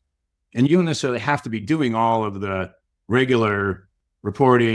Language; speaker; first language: English; native; English